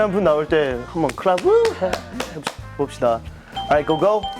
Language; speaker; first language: Korean; non-native, fluent; English